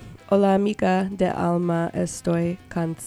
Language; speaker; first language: Spanish; non-native, learner; English